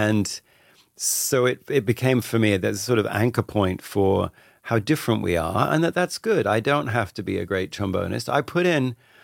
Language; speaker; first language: English; native; English